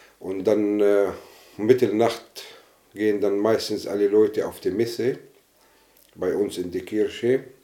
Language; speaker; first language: German; non-native, fluent; Arabic